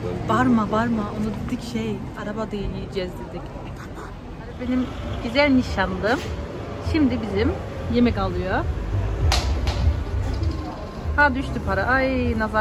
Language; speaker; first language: Turkish; non-native, learner; German